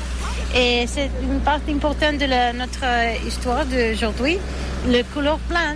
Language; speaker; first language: French; non-native, learner; Catalan